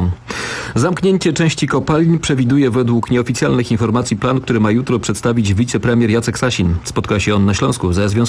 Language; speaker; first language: Polish; native; Polish